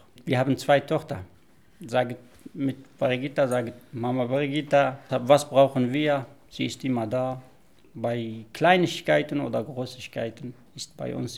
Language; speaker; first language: German; non-native, learner; Arabic